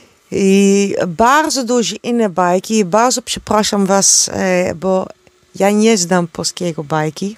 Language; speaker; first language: Polish; non-native, learner; Dutch